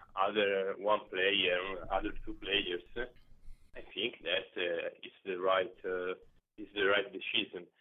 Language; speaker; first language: English; non-native, learner; Italian